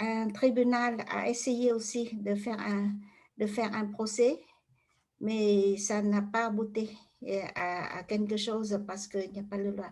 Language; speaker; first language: French; non-native, fluent; Vietnamese